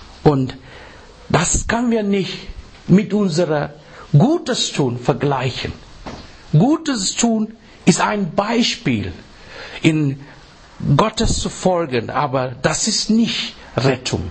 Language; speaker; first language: German; non-native, learner; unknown